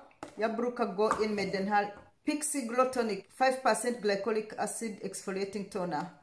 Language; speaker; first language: Swedish; non-native, learner; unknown